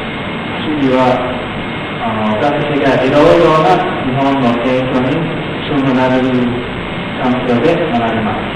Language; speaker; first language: Japanese; non-native, learner; Thai